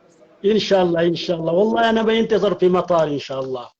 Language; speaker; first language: Arabic; non-native, learner; Pashto